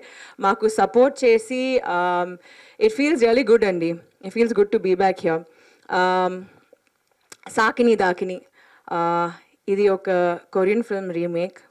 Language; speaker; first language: Telugu; non-native, fluent; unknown